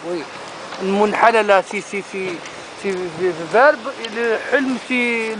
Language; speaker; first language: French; non-native, learner; Arabic